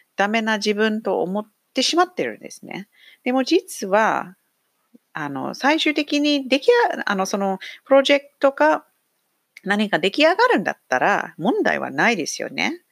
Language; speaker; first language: Japanese; non-native, fluent; English